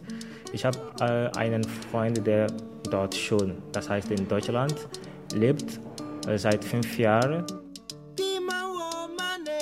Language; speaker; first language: German; non-native, fluent; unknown